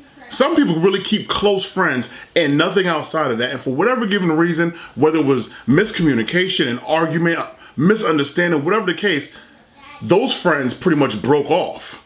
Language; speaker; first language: English; native; English